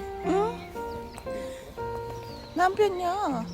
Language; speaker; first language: Korean; non-native, learner; Filipino